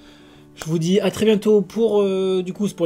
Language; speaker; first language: French; native; French